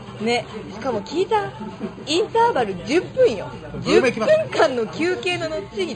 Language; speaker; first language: Japanese; native; Japanese